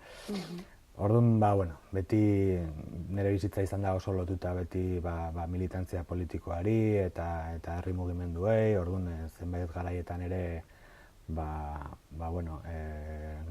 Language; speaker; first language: Basque; non-native, local second language; Spanish